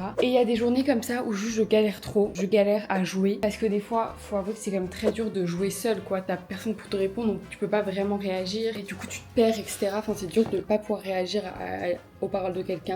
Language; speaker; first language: French; native; French